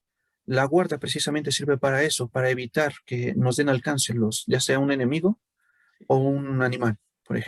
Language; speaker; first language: Spanish; native; Spanish